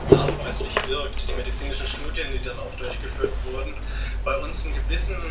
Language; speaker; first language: German; native; German